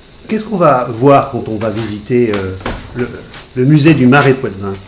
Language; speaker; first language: French; native; French